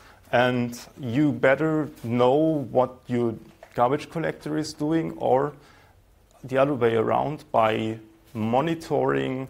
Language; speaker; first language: English; non-native, fluent; German